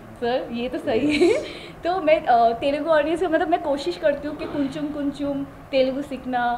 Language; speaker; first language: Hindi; non-native, local second language; Bangla